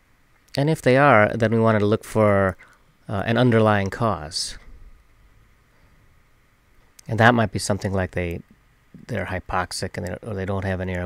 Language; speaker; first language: English; native; English